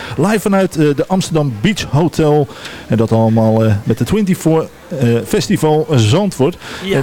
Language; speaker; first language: Dutch; native; Dutch